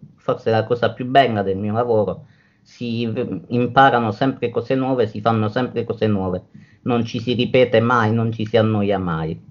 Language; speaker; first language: Italian; native; Italian